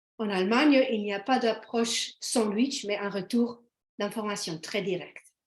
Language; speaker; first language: French; non-native, fluent; Slovenian